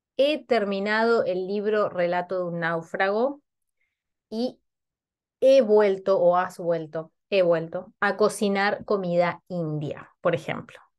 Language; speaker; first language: Spanish; native; Spanish